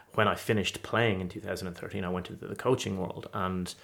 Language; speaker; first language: English; native; English